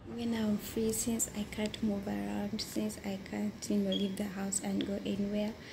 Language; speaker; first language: English; non-native, local second language; Ganda